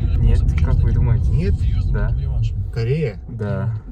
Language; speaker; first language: Russian; non-native, learner; Korean